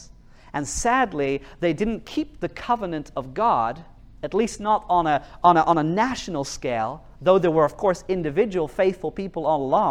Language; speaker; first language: English; native; English